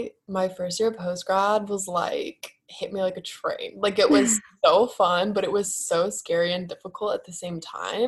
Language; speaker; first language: English; native; English